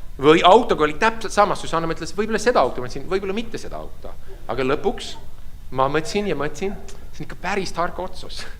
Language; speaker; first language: Estonian; early bilingual, heritage; Estonian